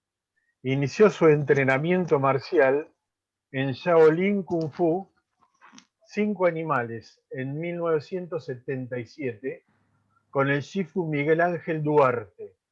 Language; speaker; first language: Spanish; native; Spanish